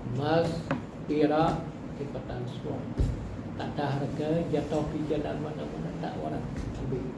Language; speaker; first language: Malay; non-native, fluent; Eastern Cham